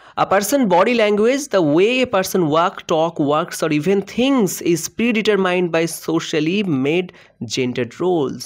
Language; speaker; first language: English; non-native, local second language; Bangla